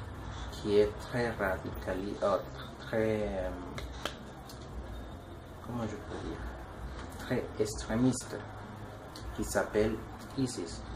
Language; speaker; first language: French; non-native, learner; Spanish